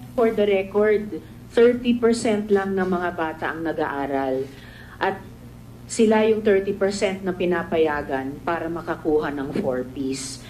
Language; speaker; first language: Filipino; native; Filipino